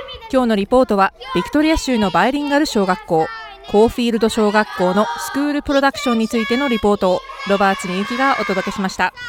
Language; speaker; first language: Japanese; native; Japanese